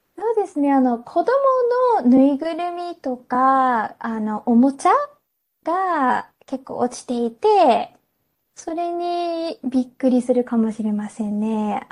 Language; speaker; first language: Japanese; non-native, fluent; English